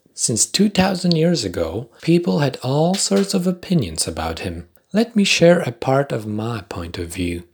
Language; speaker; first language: English; non-native, fluent; Polish